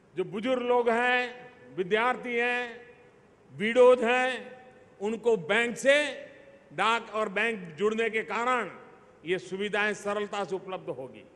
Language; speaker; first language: Hindi; non-native, local second language; Gujarati